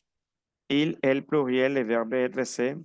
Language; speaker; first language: French; non-native, fluent; Spanish